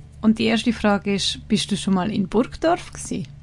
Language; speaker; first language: German; native; German